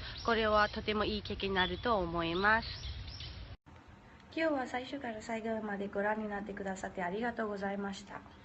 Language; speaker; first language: Japanese; non-native, learner; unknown